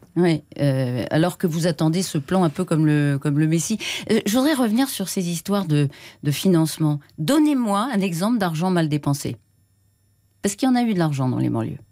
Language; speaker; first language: French; native; French